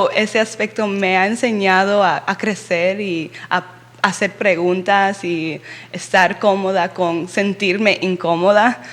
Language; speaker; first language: Spanish; early bilingual, heritage; Spanish